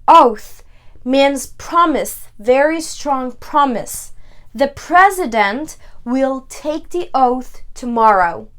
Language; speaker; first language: English; non-native, fluent; Persian